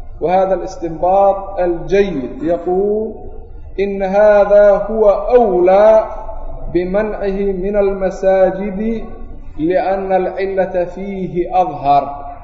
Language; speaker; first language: Arabic; non-native, local second language; Somali